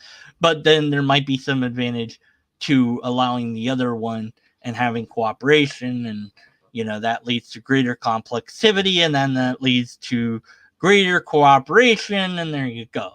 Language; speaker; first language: English; native; English